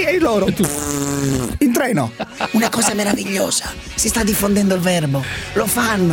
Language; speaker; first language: Italian; native; Italian